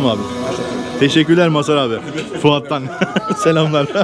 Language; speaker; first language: Turkish; native; Turkish